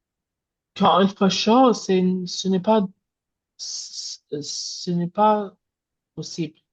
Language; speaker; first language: French; non-native, learner; Arabic